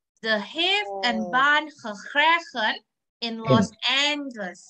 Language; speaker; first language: Dutch; non-native, learner; Indonesian